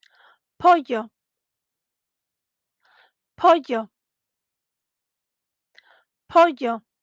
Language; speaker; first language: Spanish; non-native, fluent; English